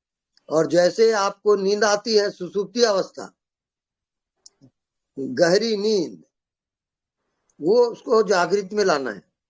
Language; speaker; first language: Hindi; native; Hindi